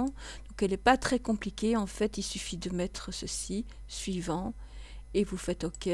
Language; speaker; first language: French; native; French